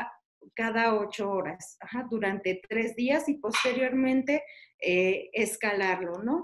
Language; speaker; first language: Spanish; native; Spanish